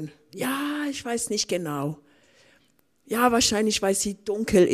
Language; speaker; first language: German; non-native, local second language; French